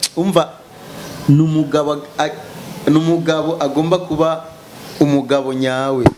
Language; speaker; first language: Rundi; native; Rundi